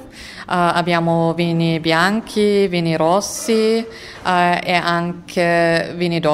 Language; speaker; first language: Italian; non-native, learner; German